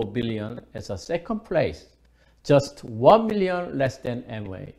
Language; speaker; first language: English; non-native, fluent; Korean